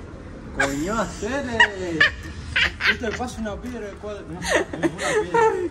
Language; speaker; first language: Spanish; native; Spanish